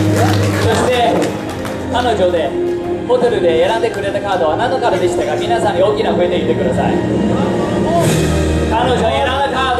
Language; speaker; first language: Japanese; non-native, fluent; Chinese